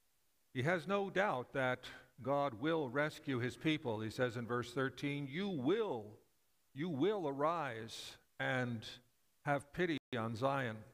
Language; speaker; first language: English; native; English